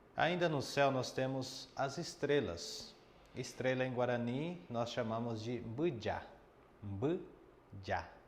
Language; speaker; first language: Portuguese; non-native, fluent; Guarani